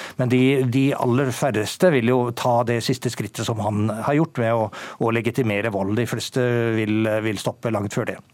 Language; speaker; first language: Norwegian; native; Norwegian